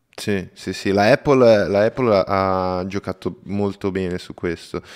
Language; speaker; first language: Italian; non-native, fluent; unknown